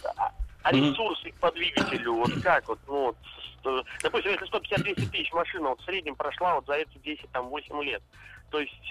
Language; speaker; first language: Russian; native; Russian